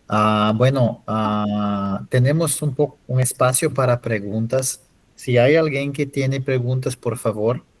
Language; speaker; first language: Spanish; non-native, fluent; Portuguese